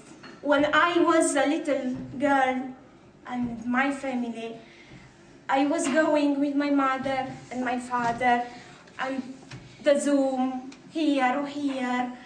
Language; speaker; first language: English; non-native, learner; Arabic